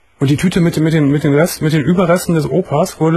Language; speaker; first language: German; native; German